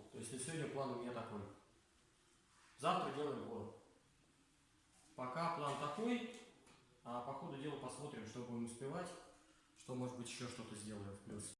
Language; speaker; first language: Russian; native; Russian